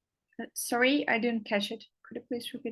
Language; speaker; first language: English; non-native, fluent; Russian